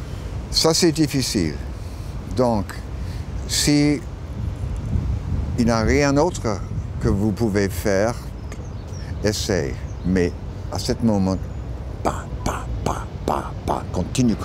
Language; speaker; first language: French; non-native, learner; English